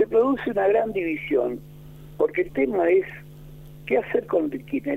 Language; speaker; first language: Spanish; native; Spanish